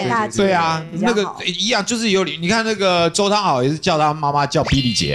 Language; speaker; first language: Chinese; native; Chinese